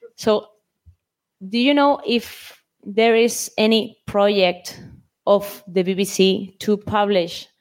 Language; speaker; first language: English; non-native, fluent; Spanish